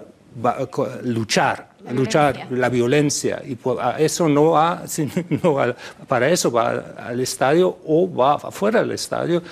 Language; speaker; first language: Spanish; non-native, fluent; German